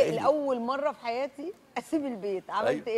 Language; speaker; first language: Arabic; native; Arabic